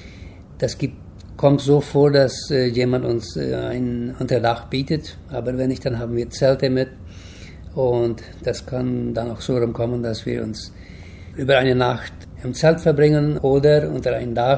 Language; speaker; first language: German; early bilingual, heritage; German